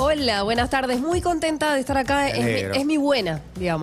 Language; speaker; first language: Spanish; native; Spanish